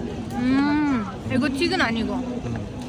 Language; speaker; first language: Korean; non-native, fluent; Turkish